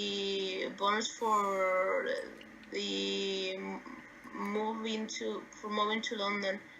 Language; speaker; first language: English; non-native, fluent; Spanish